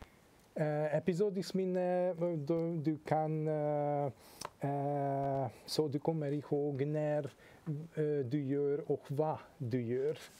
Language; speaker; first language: Swedish; non-native, fluent; Hungarian